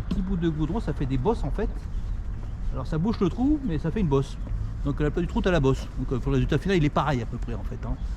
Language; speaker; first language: French; native; French